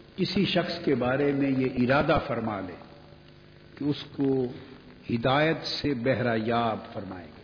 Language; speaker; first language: Urdu; non-native, local second language; Punjabi